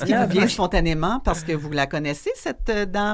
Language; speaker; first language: French; native; French